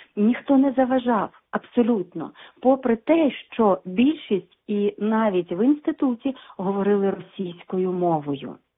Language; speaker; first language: Ukrainian; non-native, local second language; Russian